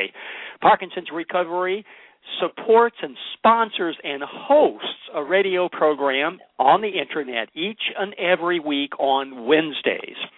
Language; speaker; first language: English; native; English